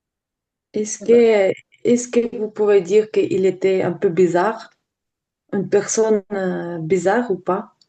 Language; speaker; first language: French; non-native, learner; Ukrainian